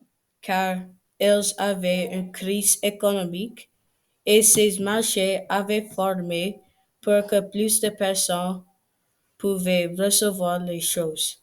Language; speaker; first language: French; non-native, learner; English